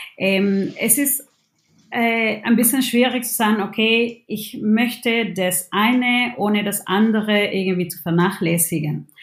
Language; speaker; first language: German; non-native, fluent; Spanish